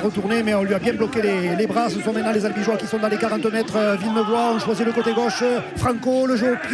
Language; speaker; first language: French; native; French